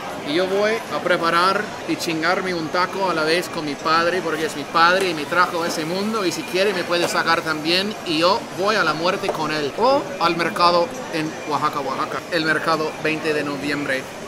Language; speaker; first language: Spanish; non-native, fluent; English